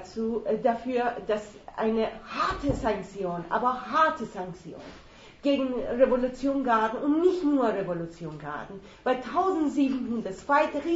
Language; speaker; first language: German; non-native, fluent; Persian